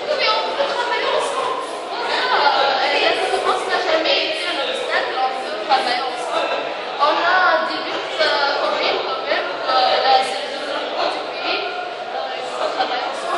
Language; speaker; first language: French; non-native, learner; Arabic